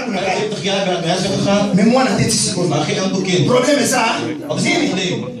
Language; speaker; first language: Dutch; non-native, learner; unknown